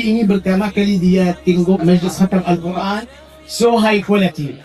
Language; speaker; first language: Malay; non-native, fluent; Arabic